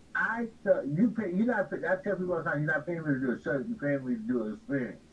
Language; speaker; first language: English; native; English